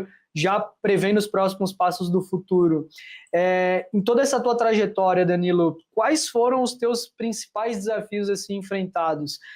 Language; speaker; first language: Portuguese; native; Portuguese